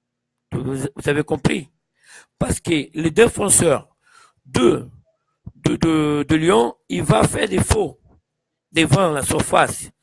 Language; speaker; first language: French; non-native, fluent; Portuguese